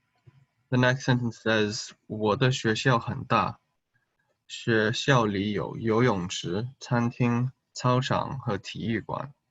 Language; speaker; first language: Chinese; early bilingual, heritage; Chinese